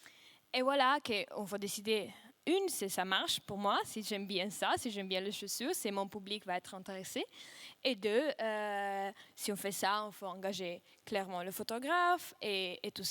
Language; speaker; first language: French; non-native, fluent; Russian